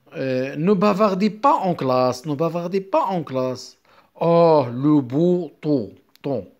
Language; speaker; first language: French; non-native, local second language; Arabic